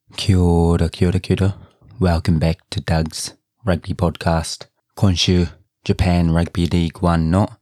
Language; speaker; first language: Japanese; non-native, fluent; English